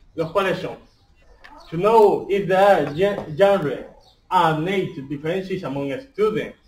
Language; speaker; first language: English; non-native, learner; Spanish